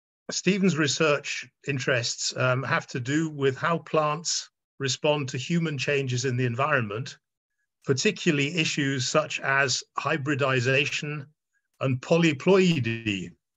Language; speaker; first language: English; native; English